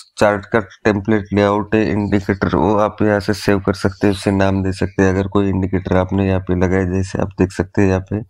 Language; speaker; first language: Hindi; native; Hindi